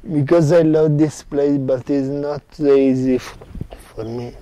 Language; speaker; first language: English; non-native, learner; Italian